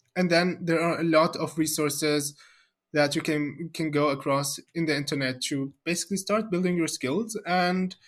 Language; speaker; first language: English; non-native, fluent; Arabic